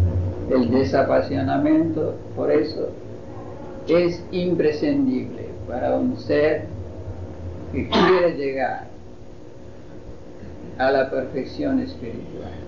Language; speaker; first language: Spanish; non-native, fluent; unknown